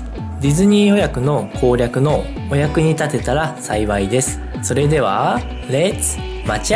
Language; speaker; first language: Japanese; native; Japanese